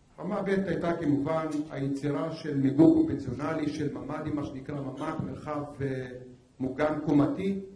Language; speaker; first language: Hebrew; non-native, local second language; Arabic